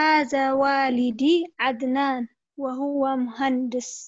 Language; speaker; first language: Arabic; non-native, learner; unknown